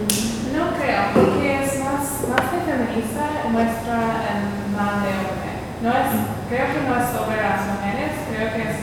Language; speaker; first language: Spanish; non-native, learner; English